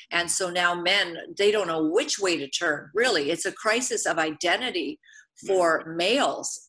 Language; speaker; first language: English; native; English